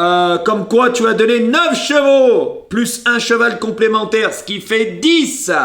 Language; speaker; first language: French; native; French